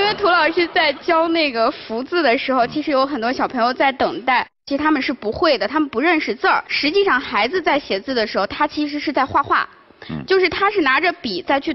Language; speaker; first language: Chinese; native; Chinese